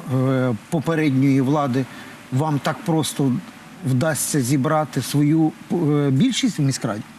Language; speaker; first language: Russian; non-native, learner; French